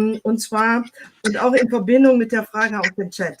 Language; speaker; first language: German; native; German